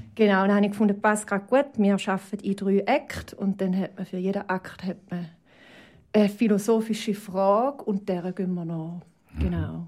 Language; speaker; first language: German; native; German